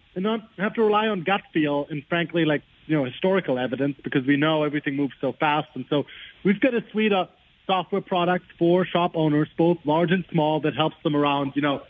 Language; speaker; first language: English; non-native, fluent; German